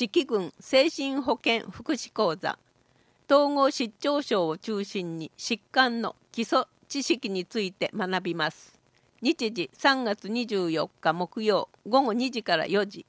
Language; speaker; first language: Japanese; native; Japanese